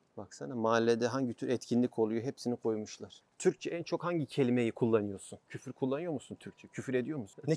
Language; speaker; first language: Turkish; native; Turkish